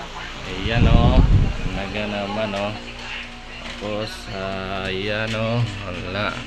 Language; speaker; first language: Filipino; non-native, local second language; Hiligaynon